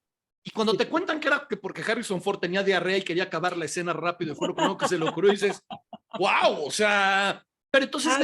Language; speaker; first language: Spanish; native; Spanish